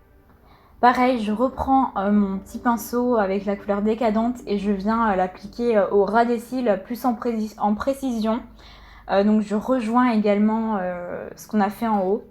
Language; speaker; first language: French; native; French